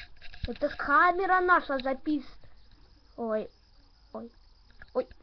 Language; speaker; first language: Russian; native; Russian